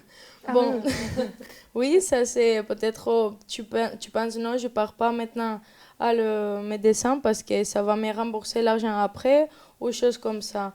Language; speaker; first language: French; non-native, learner; Spanish